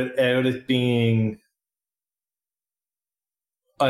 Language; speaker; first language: English; native; English